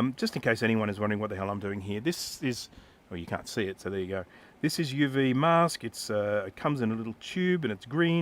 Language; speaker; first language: English; native; English